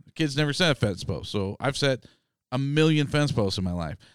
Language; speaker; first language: English; native; English